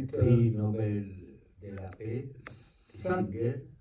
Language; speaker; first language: French; non-native, learner; Spanish